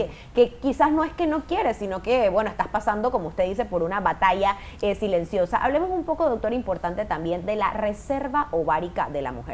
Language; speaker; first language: Spanish; native; Spanish